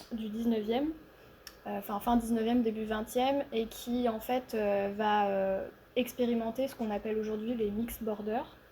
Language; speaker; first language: French; native; French